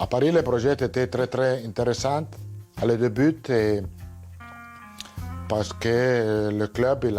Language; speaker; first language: French; non-native, fluent; Italian